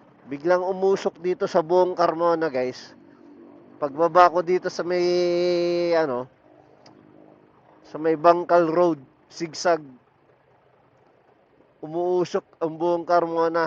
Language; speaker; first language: Filipino; native; Filipino